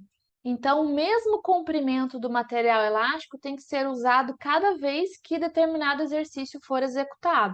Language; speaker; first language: Portuguese; native; Portuguese